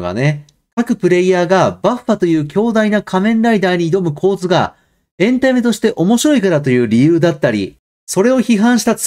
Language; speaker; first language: Japanese; native; Japanese